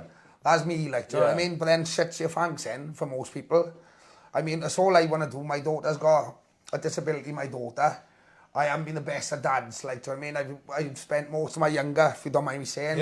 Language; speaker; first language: English; native; English